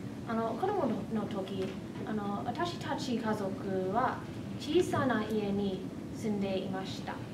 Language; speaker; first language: Japanese; non-native, fluent; English